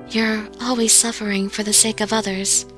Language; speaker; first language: English; native; English